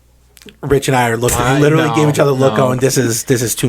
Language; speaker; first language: English; native; English